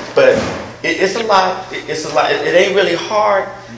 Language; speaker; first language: English; native; English